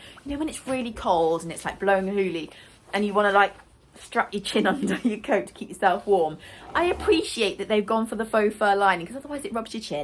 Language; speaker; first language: English; native; English